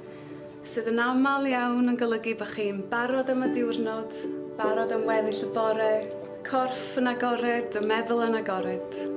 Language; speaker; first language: Welsh; native; Welsh